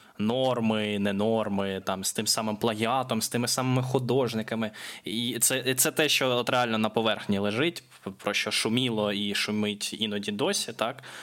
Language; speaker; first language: Ukrainian; non-native, local second language; Russian